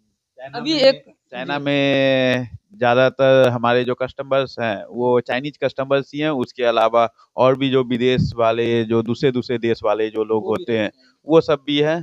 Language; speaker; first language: Hindi; native; Hindi